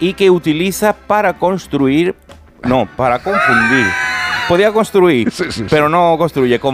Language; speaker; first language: Spanish; native; Spanish